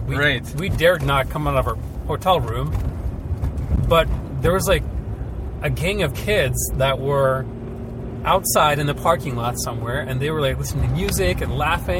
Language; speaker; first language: English; early bilingual, other home language; Ukrainian